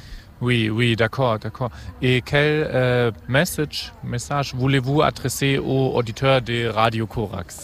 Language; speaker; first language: French; non-native, fluent; German